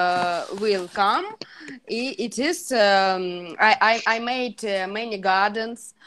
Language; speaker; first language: English; non-native, learner; Russian